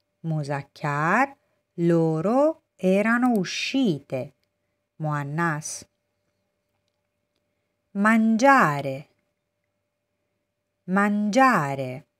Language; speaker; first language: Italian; non-native, fluent; Persian